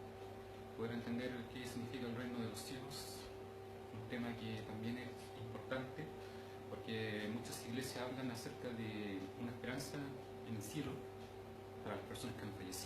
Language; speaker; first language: Spanish; native; Spanish